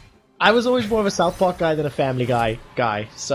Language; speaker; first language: English; native; English